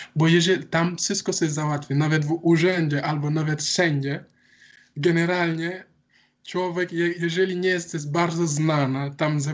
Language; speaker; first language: Polish; non-native, learner; Wolof